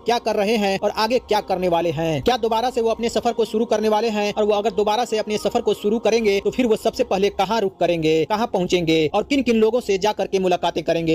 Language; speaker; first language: Hindi; native; Hindi